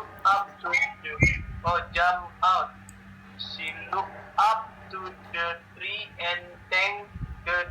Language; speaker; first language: English; non-native, learner; Indonesian